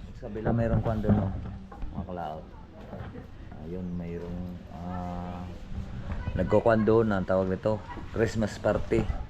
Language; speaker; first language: Filipino; native; Filipino